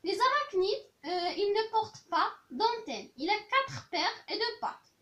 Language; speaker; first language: French; non-native, local second language; Arabic